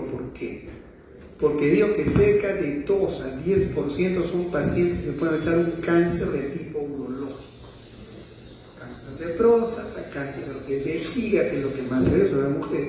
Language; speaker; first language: Spanish; native; Spanish